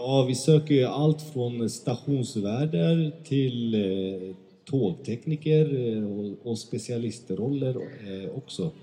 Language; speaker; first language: Swedish; early bilingual, other home language; Turkish